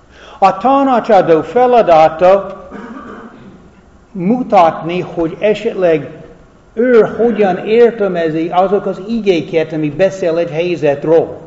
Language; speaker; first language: Hungarian; non-native, fluent; English